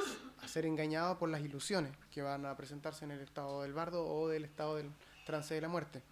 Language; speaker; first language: Spanish; native; Spanish